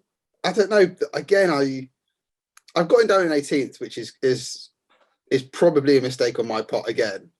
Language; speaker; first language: English; native; English